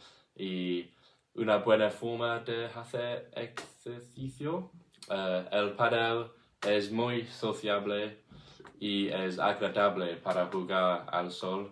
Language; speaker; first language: Spanish; non-native, learner; English